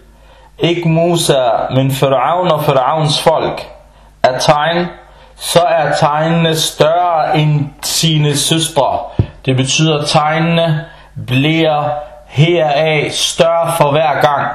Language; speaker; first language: Danish; non-native, fluent; Arabic